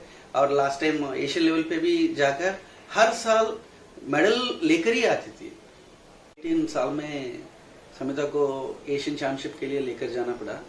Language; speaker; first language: Hindi; non-native, local second language; Telugu